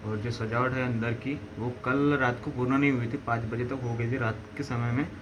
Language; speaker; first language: Hindi; non-native, local second language; Marathi